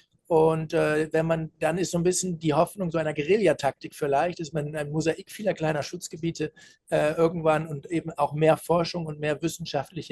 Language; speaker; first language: German; native; German